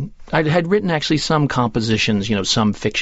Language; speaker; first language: English; native; English